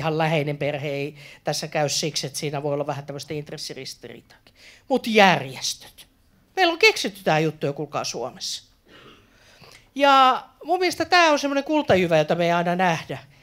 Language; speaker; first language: Finnish; native; Finnish